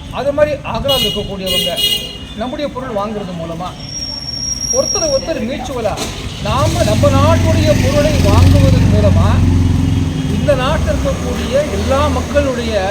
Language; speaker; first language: Tamil; non-native, local second language; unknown